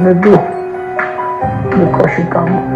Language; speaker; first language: Hebrew; non-native, fluent; Yiddish